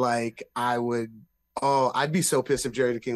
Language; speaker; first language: English; native; English